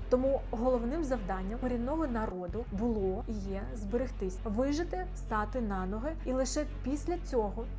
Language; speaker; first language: Ukrainian; non-native, local second language; Crimean Tatar